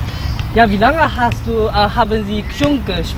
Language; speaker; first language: German; non-native, learner; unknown